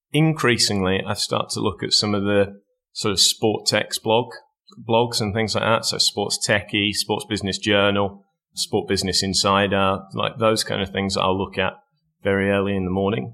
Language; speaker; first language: English; native; English